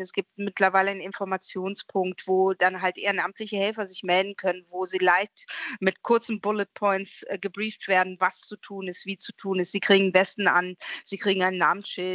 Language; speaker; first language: German; native; German